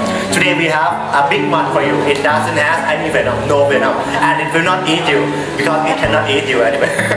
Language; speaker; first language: English; non-native, fluent; Thai